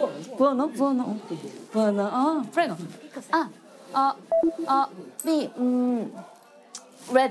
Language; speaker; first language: Italian; non-native, learner; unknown